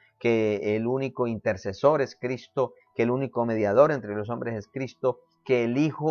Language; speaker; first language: Spanish; native; Spanish